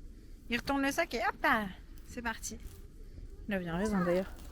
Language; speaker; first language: French; native; French